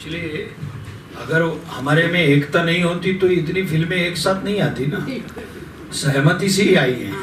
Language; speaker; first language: Hindi; native; Hindi